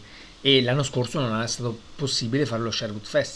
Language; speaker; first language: Italian; native; Italian